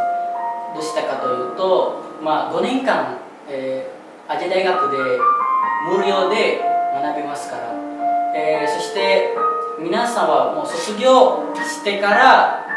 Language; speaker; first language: Japanese; non-native, fluent; Indonesian